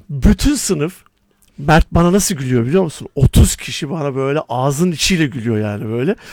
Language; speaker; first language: Turkish; native; Turkish